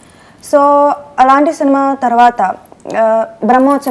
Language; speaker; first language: Telugu; non-native, local second language; Tamil